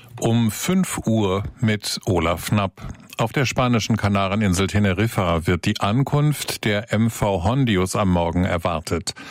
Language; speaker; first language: German; native; German